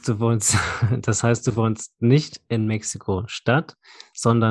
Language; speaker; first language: German; native; German